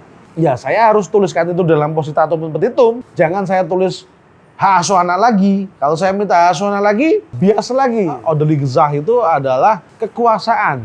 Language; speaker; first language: Indonesian; native; Indonesian